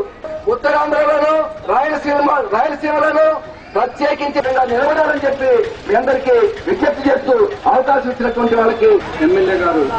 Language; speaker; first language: Telugu; native; Telugu